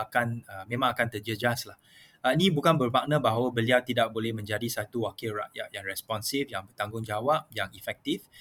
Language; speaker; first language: Malay; non-native, local second language; Chinese